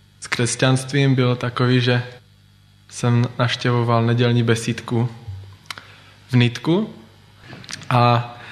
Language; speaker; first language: Czech; native; Czech